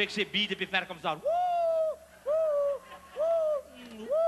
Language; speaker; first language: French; native; French